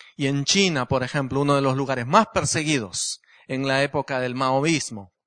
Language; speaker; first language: Spanish; native; Spanish